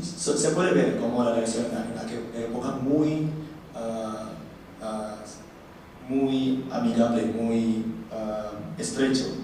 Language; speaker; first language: Spanish; non-native, learner; Indonesian